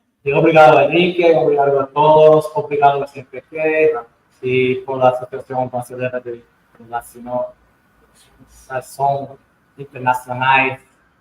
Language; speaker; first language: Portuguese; non-native, learner; English